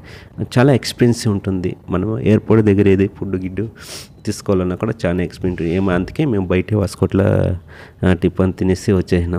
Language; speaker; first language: Telugu; native; Telugu